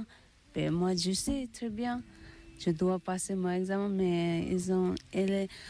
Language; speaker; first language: French; non-native, learner; Tibetan